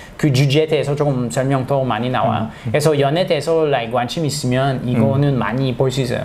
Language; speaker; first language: Korean; non-native, learner; English